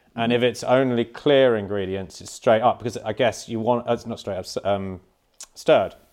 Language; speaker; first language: English; native; English